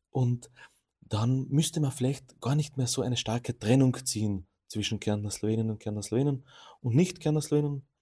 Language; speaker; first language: German; non-native, local second language; Slovenian